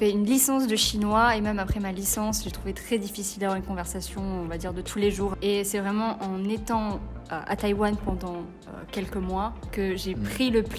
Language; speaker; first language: French; native; French